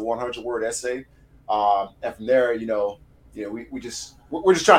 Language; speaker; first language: English; native; English